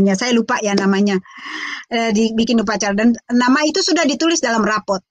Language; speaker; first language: Indonesian; non-native, local second language; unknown